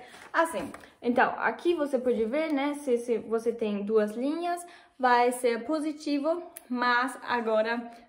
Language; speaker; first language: Portuguese; non-native, fluent; German